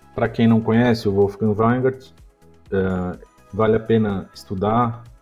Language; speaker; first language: Portuguese; native; Portuguese